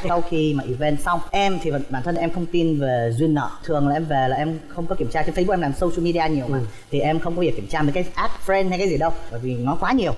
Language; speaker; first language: Vietnamese; early bilingual, heritage; Vietnamese